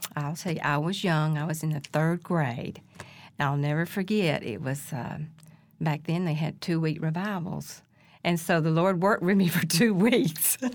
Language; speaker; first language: English; native; English